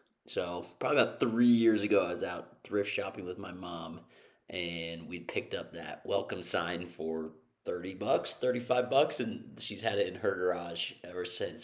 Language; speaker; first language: English; native; English